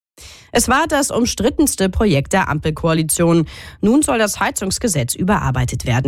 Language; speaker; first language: German; native; German